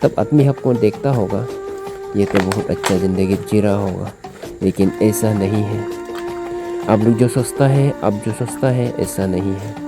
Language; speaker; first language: Hindi; non-native, local second language; Mising